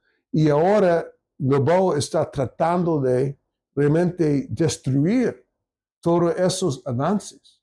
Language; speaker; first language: Spanish; non-native, fluent; English